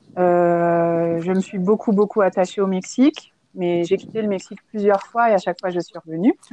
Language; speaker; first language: French; native; French